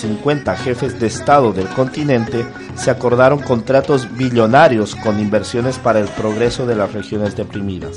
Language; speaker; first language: Spanish; native; Spanish